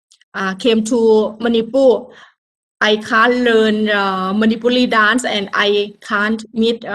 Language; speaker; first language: English; non-native, learner; Thai